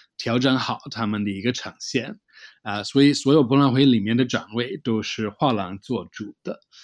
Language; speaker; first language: Chinese; non-native, fluent; English